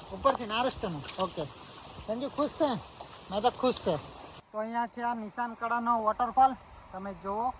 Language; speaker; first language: Gujarati; native; Gujarati